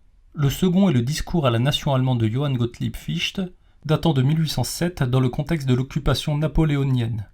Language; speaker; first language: French; native; French